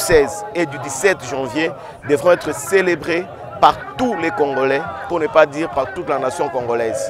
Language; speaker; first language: French; non-native, local second language; Lingala